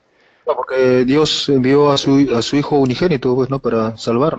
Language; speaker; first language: Spanish; native; Spanish